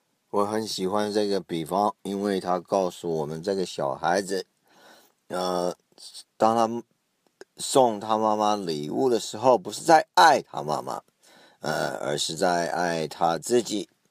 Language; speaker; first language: Chinese; non-native, fluent; English